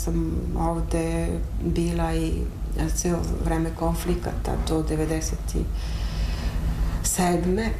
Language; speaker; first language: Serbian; non-native, fluent; Italian